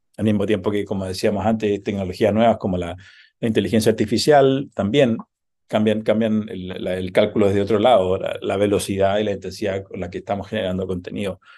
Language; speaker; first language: Spanish; native; Spanish